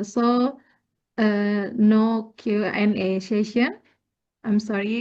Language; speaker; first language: English; non-native, learner; Indonesian